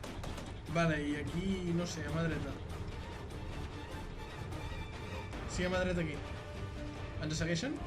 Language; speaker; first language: Catalan; native; Catalan